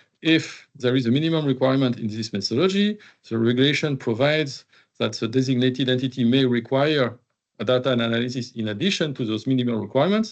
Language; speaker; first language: English; non-native, fluent; French